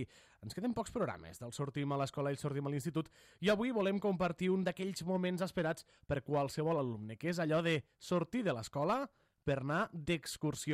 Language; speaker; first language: Catalan; native; Catalan